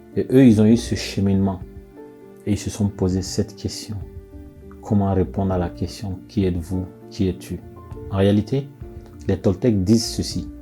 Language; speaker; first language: French; non-native, local second language; Bambara